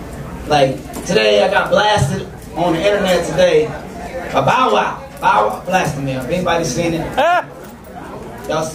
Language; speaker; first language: English; native; English